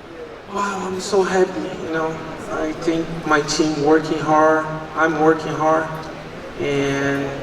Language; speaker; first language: English; non-native, learner; Portuguese